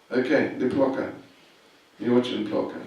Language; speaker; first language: Russian; non-native, learner; English